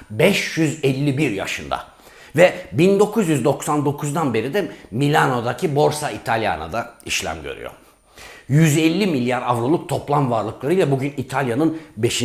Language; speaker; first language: Turkish; native; Turkish